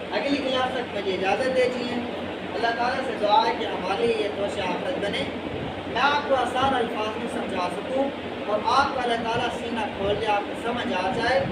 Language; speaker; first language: Urdu; native; Urdu